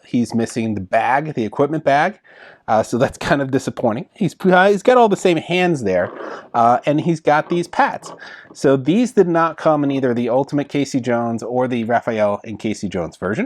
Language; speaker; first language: English; native; English